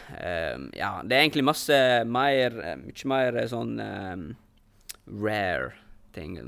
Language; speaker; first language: Norwegian; early bilingual, heritage; Norwegian